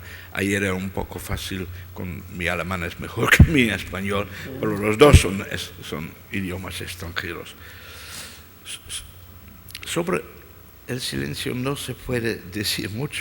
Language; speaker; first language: Spanish; non-native, fluent; Dutch